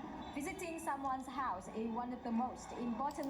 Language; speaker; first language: English; non-native, learner; Vietnamese